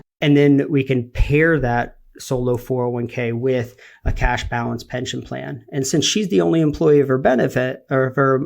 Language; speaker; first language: English; native; English